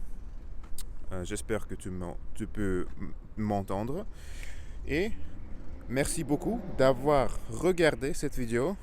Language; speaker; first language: French; non-native, learner; Russian